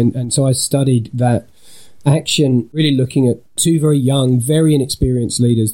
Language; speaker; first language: English; native; English